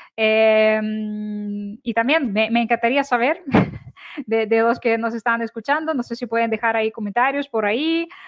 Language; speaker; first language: Spanish; non-native, fluent; Ukrainian